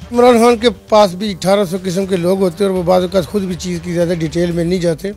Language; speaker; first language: Urdu; non-native, local second language; Punjabi